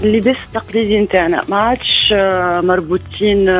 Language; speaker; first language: Arabic; native; Arabic